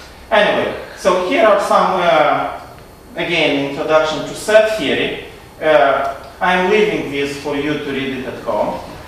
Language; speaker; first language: English; non-native, fluent; Romanian